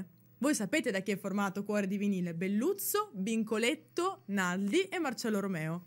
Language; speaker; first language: Italian; native; Italian